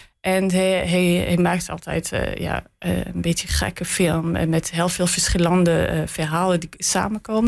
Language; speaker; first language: Dutch; non-native, learner; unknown